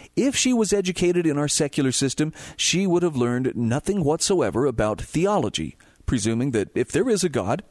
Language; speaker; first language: English; native; English